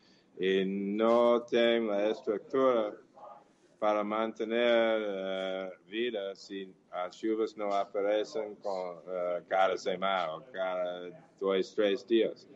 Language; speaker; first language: Portuguese; non-native, fluent; English